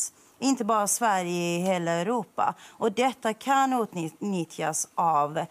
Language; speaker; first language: Swedish; non-native, fluent; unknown